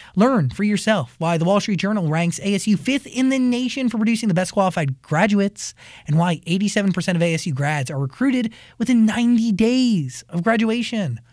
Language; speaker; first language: English; native; English